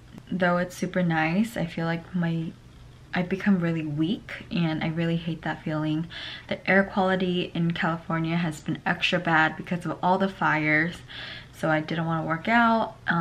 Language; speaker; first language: English; early bilingual, other home language; Korean